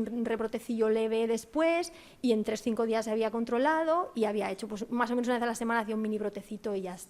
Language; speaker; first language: Spanish; native; Spanish